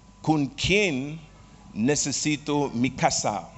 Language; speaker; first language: Spanish; non-native, learner; Portuguese